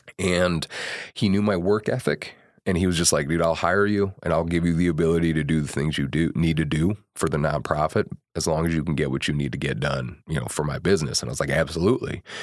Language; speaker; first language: English; native; English